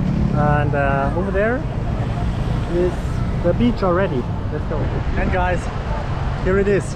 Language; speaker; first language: English; non-native, fluent; German